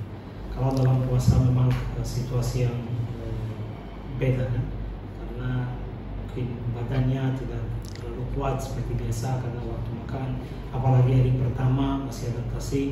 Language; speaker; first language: Indonesian; non-native, fluent; Portuguese